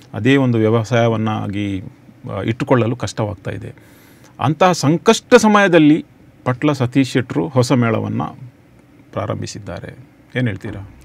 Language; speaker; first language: Kannada; native; Kannada